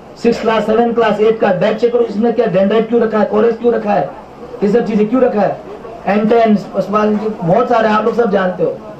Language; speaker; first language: Hindi; non-native, local second language; Manipuri